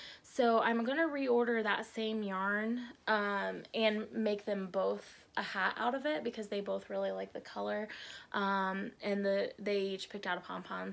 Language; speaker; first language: English; native; English